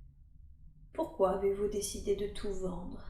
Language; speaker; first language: French; native; French